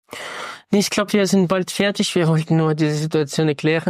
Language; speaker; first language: German; non-native, fluent; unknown